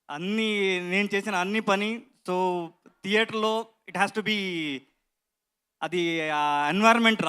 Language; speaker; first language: Telugu; non-native, learner; Kannada